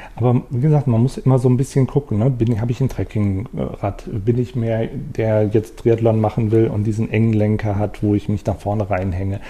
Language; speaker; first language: German; native; German